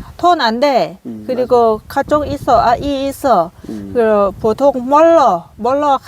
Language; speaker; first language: Korean; non-native, learner; Lao